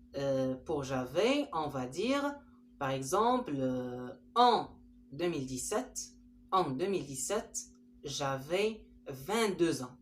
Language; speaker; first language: French; non-native, local second language; Arabic